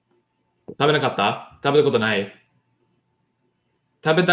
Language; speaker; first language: Japanese; non-native, learner; English